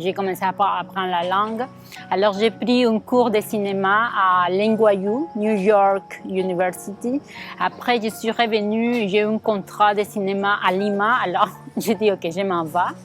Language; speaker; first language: French; non-native, fluent; Spanish